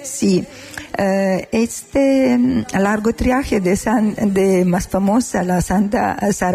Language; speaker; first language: Spanish; non-native, learner; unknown